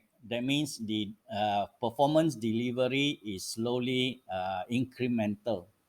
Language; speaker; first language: English; non-native, local second language; Malay